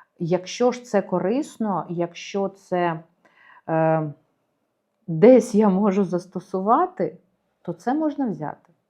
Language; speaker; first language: Ukrainian; native; Ukrainian